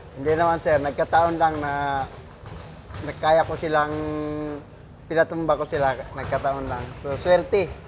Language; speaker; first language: Filipino; native; Filipino